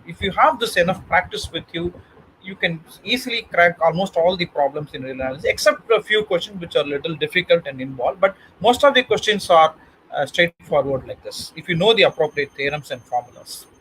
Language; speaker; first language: English; non-native, local second language; Tamil